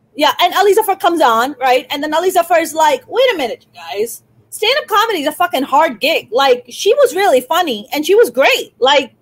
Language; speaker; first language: English; non-native, local second language; Urdu